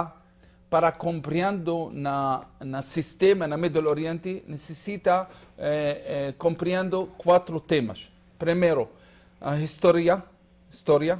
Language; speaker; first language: Spanish; non-native, learner; Hebrew